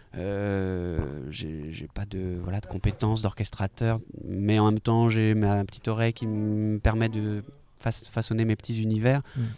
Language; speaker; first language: French; native; French